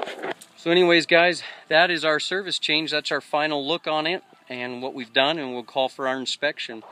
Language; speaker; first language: English; native; English